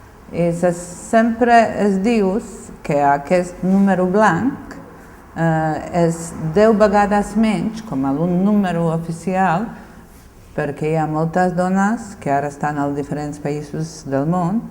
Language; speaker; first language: Catalan; non-native, fluent; Bosnian